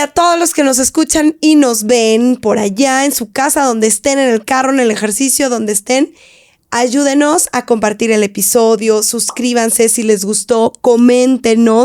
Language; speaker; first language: Spanish; native; Spanish